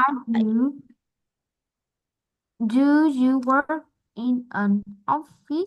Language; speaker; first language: English; non-native, learner; Vietnamese